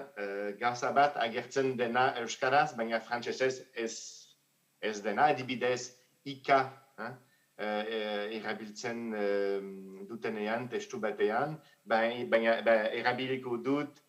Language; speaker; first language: Basque; non-native, fluent; French